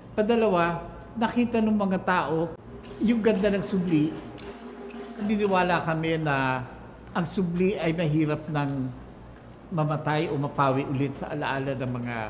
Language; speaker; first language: Filipino; native; Filipino